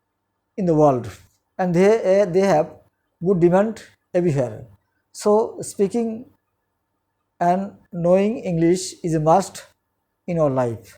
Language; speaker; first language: English; non-native, local second language; Bangla